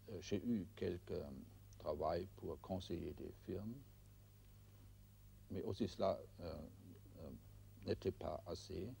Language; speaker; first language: French; non-native, fluent; German